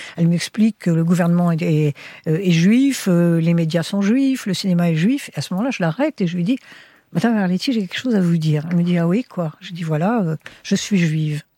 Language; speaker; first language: French; early bilingual, heritage; French